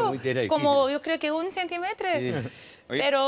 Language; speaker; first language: Spanish; early bilingual, heritage; English